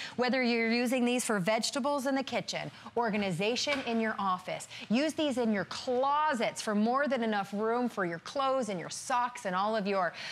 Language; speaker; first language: English; native; English